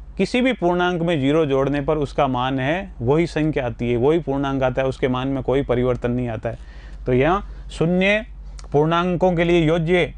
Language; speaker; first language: Hindi; native; Hindi